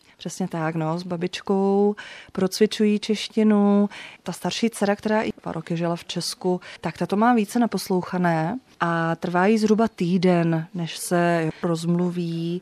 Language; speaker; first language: Czech; native; Czech